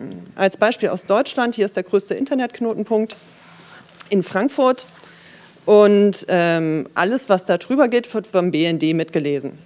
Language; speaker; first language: German; native; German